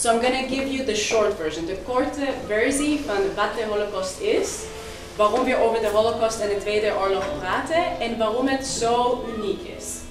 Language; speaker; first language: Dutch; non-native, fluent; Hebrew